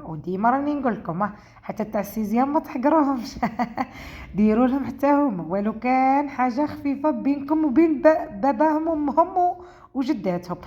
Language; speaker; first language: Arabic; native; Arabic